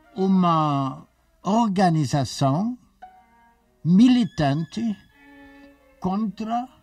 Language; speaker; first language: Portuguese; non-native, fluent; German